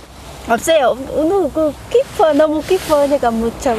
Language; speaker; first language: Korean; non-native, learner; Vietnamese